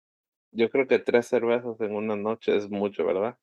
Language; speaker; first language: Spanish; early bilingual, heritage; Spanish